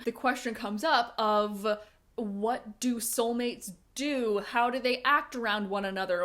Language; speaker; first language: English; native; English